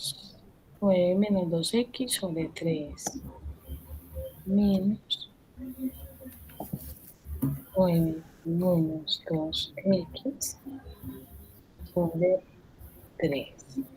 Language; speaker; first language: Spanish; native; Spanish